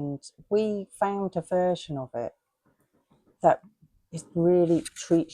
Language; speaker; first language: English; native; English